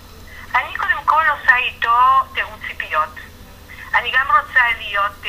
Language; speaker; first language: Hebrew; non-native, fluent; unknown